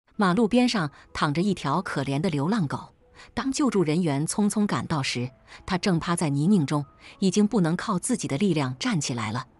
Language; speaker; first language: Chinese; native; Chinese